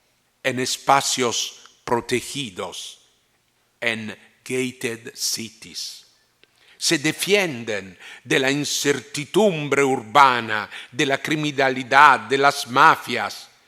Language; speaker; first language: Spanish; non-native, fluent; Italian